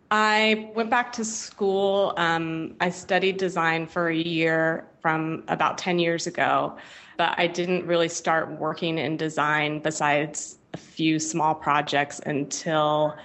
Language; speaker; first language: English; native; English